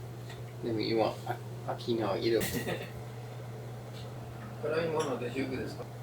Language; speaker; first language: Japanese; non-native, learner; Dutch